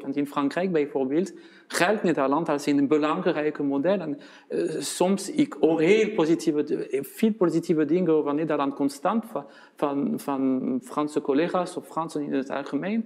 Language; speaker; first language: Dutch; non-native, fluent; French